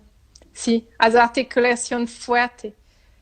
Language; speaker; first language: Spanish; non-native, learner; French